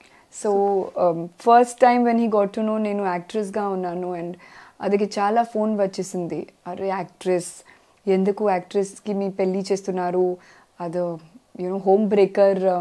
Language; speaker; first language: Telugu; non-native, learner; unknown